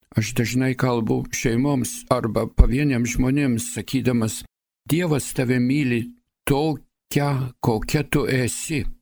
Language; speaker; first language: Lithuanian; early bilingual, heritage; Lithuanian